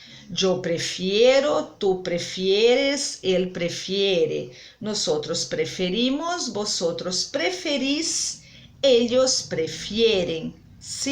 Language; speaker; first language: Spanish; non-native, fluent; Portuguese